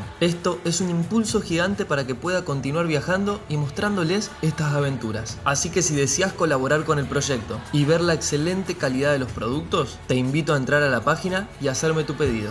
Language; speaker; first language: Spanish; native; Spanish